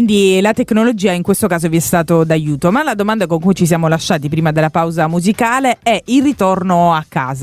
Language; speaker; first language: Italian; native; Italian